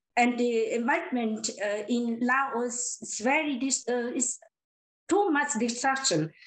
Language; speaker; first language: English; non-native, learner; Lao